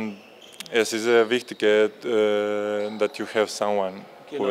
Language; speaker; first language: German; non-native, learner; Croatian